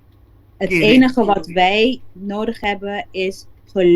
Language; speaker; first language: Dutch; non-native, local second language; Papiamento